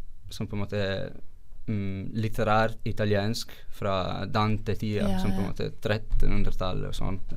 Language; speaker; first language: Norwegian; non-native, fluent; Italian